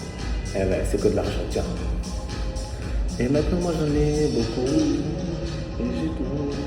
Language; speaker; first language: French; non-native, local second language; Arabic